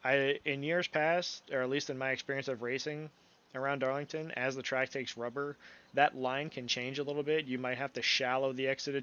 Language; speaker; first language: English; native; English